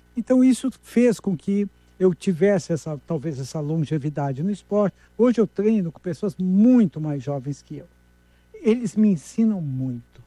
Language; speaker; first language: Portuguese; native; Portuguese